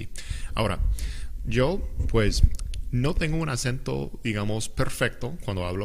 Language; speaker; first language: Spanish; non-native, fluent; English